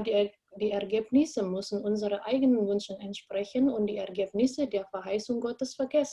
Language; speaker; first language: German; non-native, fluent; Indonesian